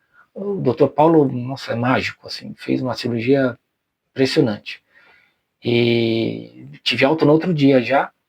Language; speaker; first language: Portuguese; native; Portuguese